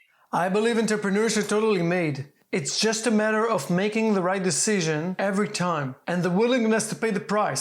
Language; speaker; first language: English; non-native, fluent; Hebrew